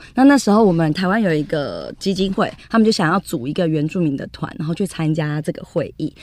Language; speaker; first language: Chinese; native; Chinese